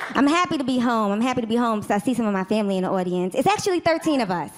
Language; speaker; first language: English; native; English